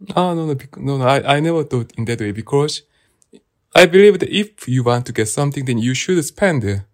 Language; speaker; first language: English; non-native, learner; Korean